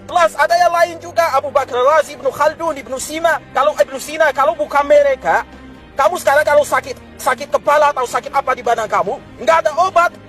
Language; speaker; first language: Indonesian; non-native, fluent; Arabic